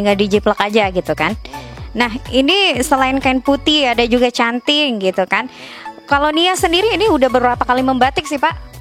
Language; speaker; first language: Indonesian; native; Indonesian